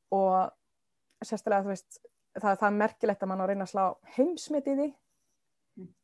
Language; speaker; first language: Icelandic; non-native, fluent; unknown